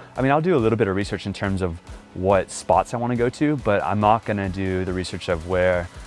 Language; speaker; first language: English; native; English